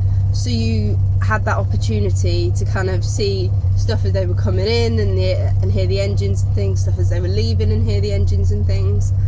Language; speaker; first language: English; native; English